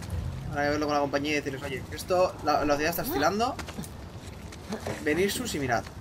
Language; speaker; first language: Spanish; native; Spanish